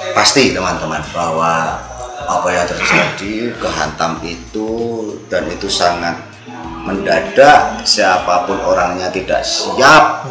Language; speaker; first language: Indonesian; non-native, local second language; Javanese